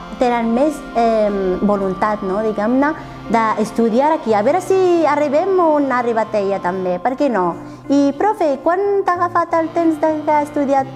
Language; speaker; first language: Catalan; non-native, learner; Arabic